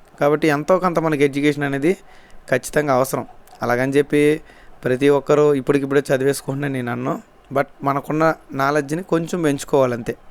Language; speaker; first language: Telugu; native; Telugu